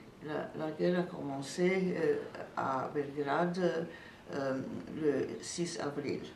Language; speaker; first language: French; non-native, fluent; Serbian